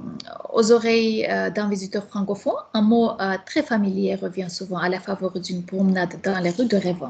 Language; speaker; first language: French; non-native, fluent; Armenian